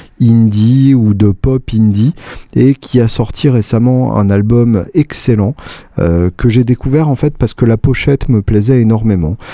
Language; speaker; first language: French; native; French